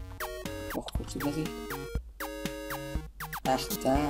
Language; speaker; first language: German; native; German